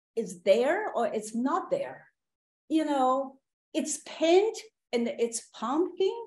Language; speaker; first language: English; non-native, fluent; Chinese